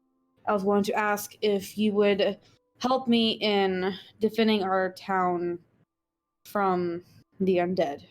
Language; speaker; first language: English; native; English